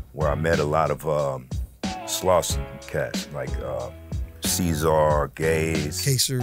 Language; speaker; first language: English; native; English